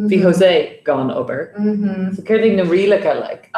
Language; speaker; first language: Irish; non-native, fluent; English